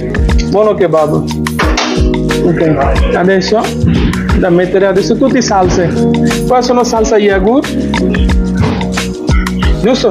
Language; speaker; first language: Italian; non-native, learner; Bangla